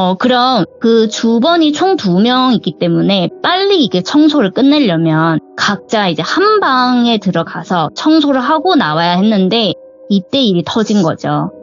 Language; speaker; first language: Korean; non-native, fluent; Chinese